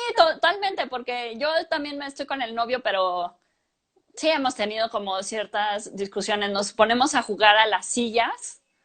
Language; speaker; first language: Spanish; native; Spanish